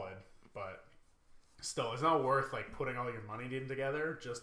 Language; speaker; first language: English; native; English